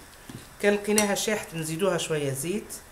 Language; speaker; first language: Arabic; native; Arabic